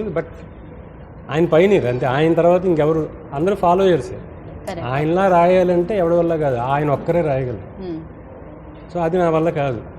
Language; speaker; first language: Telugu; native; Telugu